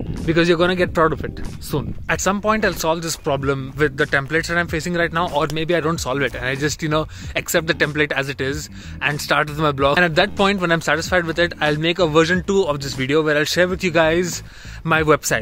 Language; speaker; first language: English; non-native, local second language; Hindi